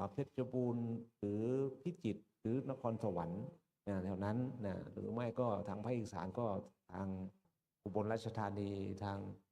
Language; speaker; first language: Thai; non-native, local second language; Karen languages